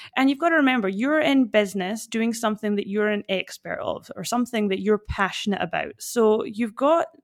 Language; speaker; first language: English; native; English